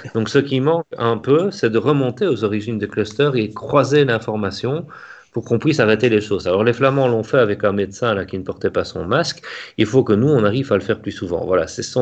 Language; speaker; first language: French; native; French